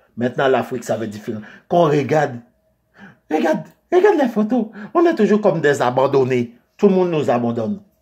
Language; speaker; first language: French; non-native, local second language; Haitian Creole